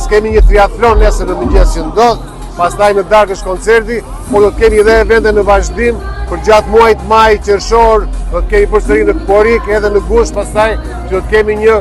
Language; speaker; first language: Albanian; native; Albanian